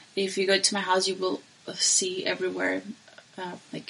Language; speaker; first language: English; non-native, learner; Spanish